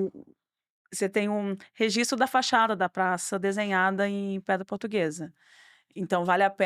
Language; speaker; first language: Portuguese; native; Portuguese